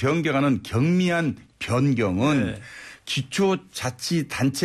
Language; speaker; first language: Korean; native; Korean